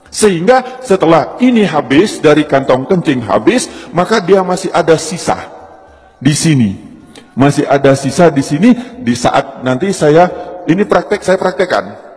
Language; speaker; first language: Indonesian; non-native, local second language; Javanese